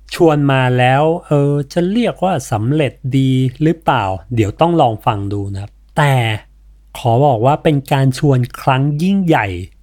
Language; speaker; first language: Thai; native; Thai